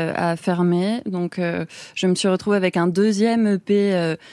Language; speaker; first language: French; native; French